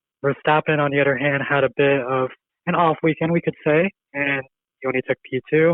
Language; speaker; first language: English; native; English